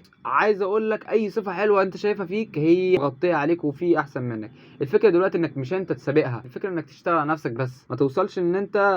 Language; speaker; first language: Arabic; native; Arabic